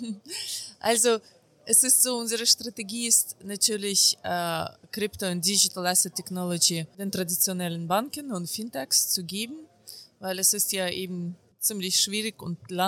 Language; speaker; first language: German; non-native, fluent; Ukrainian